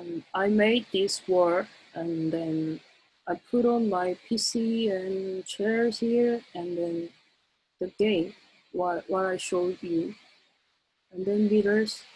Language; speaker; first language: English; non-native, learner; Korean